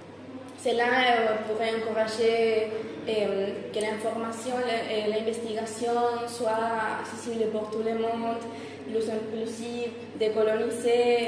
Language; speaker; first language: French; non-native, fluent; Spanish